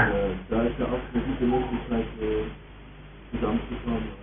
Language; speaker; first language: German; non-native, learner; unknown